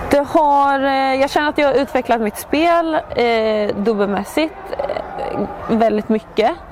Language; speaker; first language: Swedish; native; Swedish